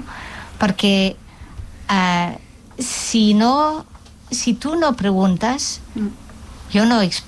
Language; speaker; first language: Catalan; non-native, local second language; Spanish